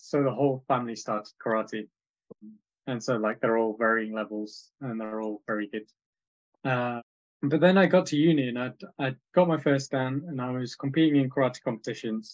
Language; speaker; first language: English; native; English